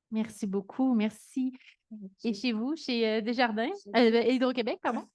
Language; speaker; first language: French; native; French